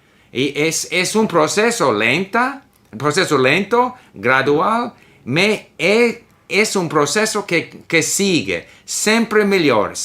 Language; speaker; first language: Portuguese; non-native, learner; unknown